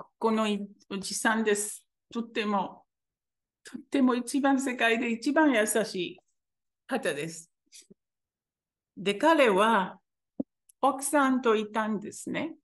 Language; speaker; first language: Japanese; non-native, fluent; Hebrew